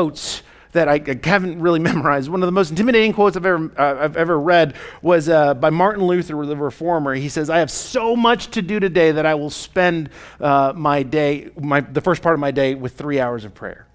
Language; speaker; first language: English; native; English